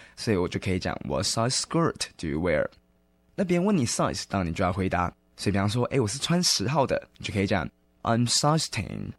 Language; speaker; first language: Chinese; native; Chinese